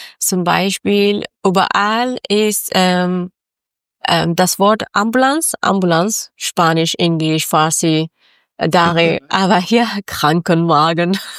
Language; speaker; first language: German; non-native, learner; Persian